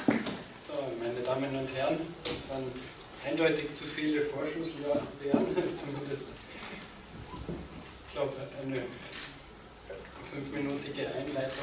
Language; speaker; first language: German; native; German